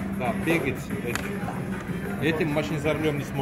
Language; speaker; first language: Russian; non-native, learner; Turkish